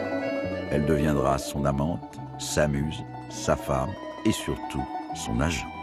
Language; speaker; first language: French; native; French